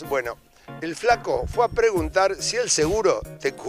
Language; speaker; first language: Spanish; native; Spanish